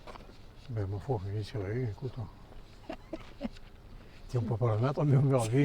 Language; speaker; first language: French; native; French